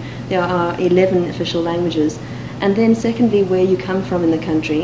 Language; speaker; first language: English; native; English